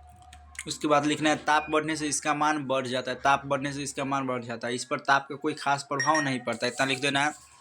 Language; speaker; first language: Hindi; native; Hindi